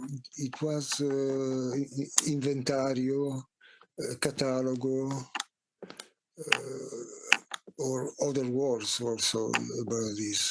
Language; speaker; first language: English; non-native, fluent; Italian